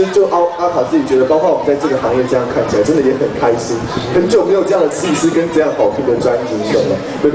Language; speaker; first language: Chinese; native; Chinese